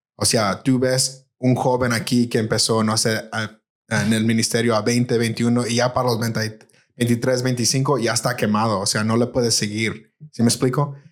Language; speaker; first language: Spanish; early bilingual, heritage; Spanish